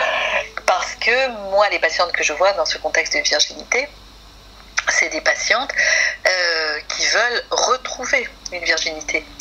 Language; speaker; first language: French; native; French